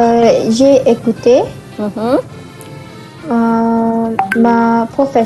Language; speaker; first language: French; non-native, learner; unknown